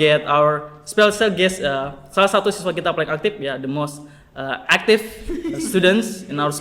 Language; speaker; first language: English; non-native, learner; Indonesian